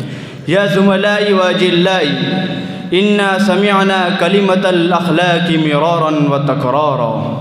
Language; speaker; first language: Arabic; non-native, learner; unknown